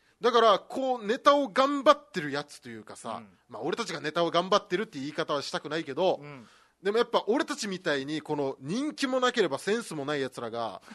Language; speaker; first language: Japanese; native; Japanese